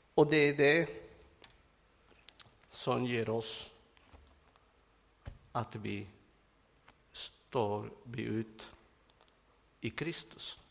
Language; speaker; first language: Swedish; non-native, fluent; Spanish